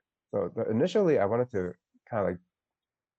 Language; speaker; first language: English; non-native, local second language; Cantonese